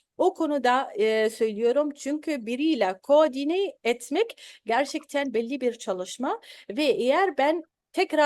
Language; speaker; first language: Turkish; non-native, learner; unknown